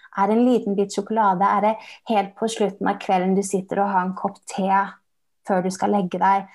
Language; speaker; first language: Norwegian; early bilingual, heritage; English